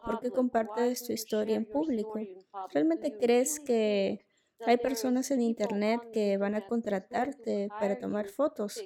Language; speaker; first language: Spanish; non-native, fluent; Russian